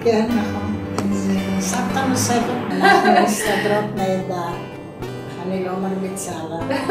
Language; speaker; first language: Hebrew; non-native, fluent; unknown